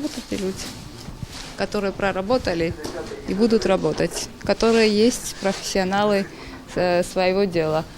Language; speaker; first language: Russian; non-native, fluent; Georgian